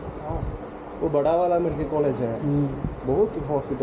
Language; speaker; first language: Hindi; non-native, local second language; Malayalam